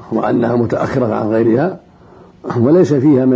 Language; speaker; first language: Arabic; native; Arabic